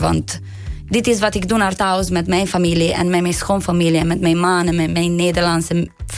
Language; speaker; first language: Dutch; non-native, learner; Italian